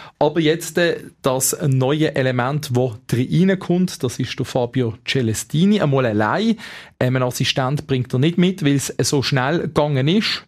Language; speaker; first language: German; native; German